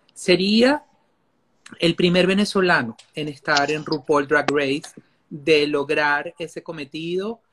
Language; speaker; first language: Spanish; native; Spanish